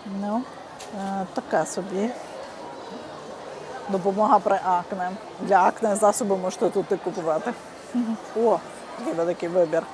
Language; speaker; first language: Ukrainian; native; Ukrainian